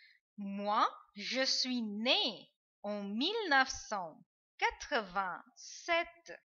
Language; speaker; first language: French; non-native, fluent; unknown